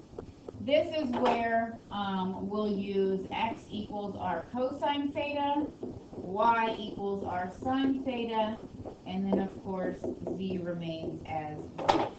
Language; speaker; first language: English; native; English